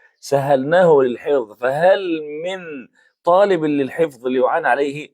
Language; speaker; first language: Arabic; native; Arabic